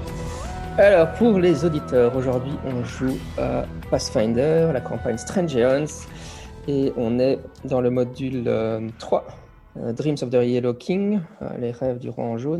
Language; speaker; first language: French; native; French